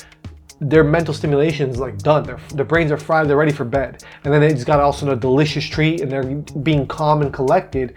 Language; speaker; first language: English; native; English